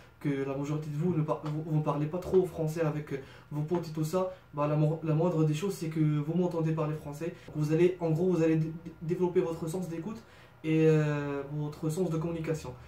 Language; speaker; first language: French; non-native, local second language; Arabic